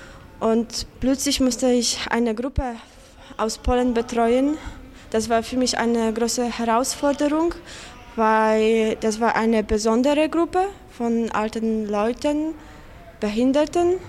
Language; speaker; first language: German; non-native, fluent; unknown